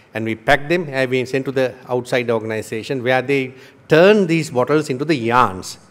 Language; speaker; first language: English; non-native, local second language; Sinhala